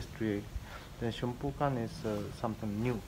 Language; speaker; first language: English; non-native, learner; Indonesian